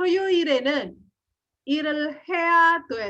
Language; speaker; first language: Korean; non-native, fluent; Indonesian